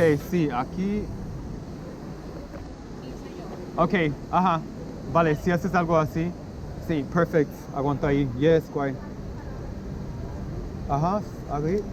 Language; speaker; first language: Spanish; non-native, learner; English